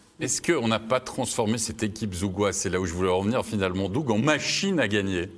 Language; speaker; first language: French; native; French